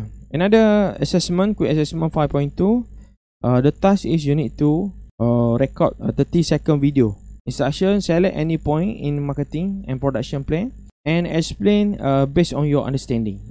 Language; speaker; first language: English; non-native, local second language; Malay